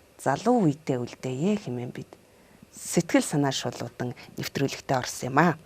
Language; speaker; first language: Mongolian; native; Mongolian